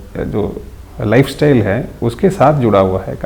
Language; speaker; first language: Hindi; non-native, local second language; Tamil